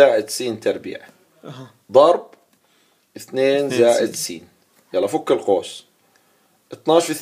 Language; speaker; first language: Arabic; native; Arabic